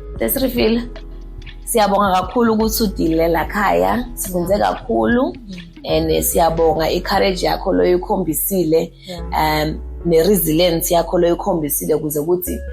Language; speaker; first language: Zulu; native; Zulu